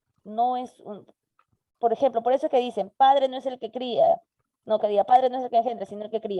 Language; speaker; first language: Spanish; native; Spanish